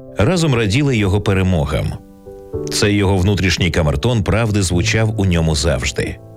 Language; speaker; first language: Ukrainian; native; Ukrainian